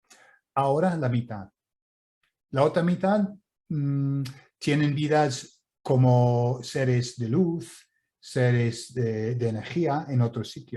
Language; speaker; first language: Spanish; non-native, fluent; English